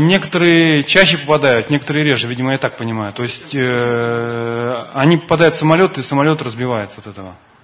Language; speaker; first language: Russian; native; Russian